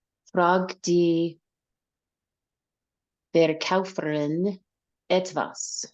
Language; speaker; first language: German; non-native, learner; English